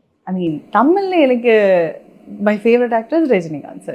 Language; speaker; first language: Tamil; non-native, local second language; Malayalam